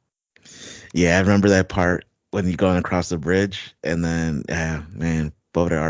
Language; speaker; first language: English; native; English